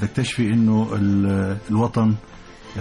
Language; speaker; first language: Arabic; native; Arabic